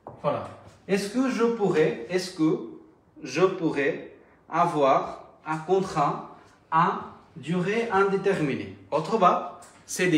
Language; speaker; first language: French; non-native, fluent; Bangla